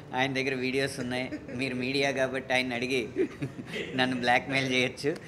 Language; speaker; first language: Telugu; native; Telugu